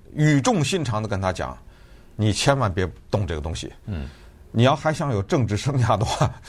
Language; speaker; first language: Chinese; native; Chinese